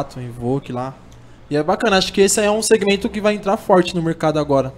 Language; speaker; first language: Portuguese; native; Portuguese